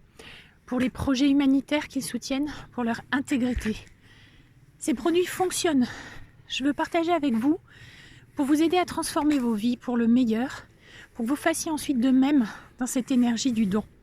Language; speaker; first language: French; native; French